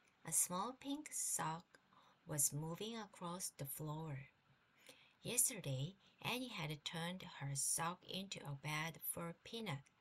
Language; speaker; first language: English; non-native, fluent; Korean